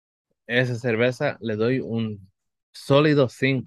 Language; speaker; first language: Spanish; early bilingual, heritage; Spanish